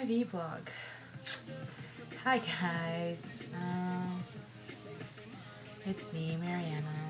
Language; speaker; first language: English; early bilingual, other home language; Spanish